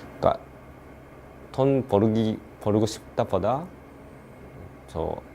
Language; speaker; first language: Korean; non-native, learner; Japanese